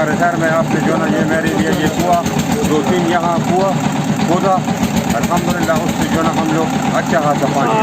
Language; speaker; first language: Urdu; non-native, local second language; Baluchi